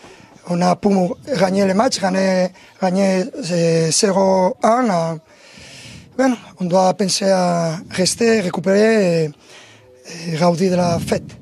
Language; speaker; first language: French; non-native, learner; Spanish